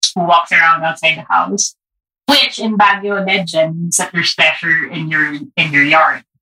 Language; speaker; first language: English; non-native, local second language; Filipino